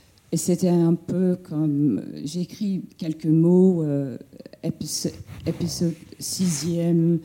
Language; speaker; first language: French; non-native, fluent; English